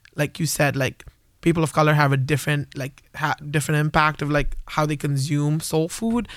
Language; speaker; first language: English; non-native, local second language; Hindi